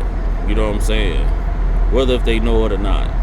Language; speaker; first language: English; native; English